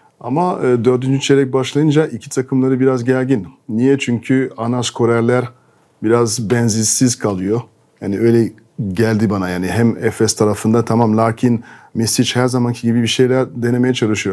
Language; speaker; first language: Turkish; non-native, fluent; French